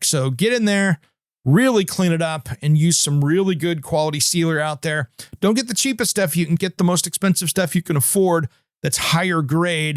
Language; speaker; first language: English; native; English